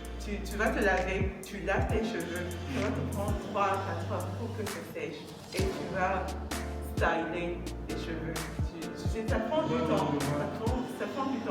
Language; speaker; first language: French; non-native, local second language; Kinyarwanda